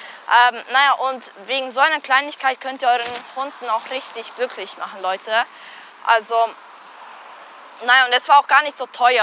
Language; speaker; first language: German; early bilingual, other home language; Hungarian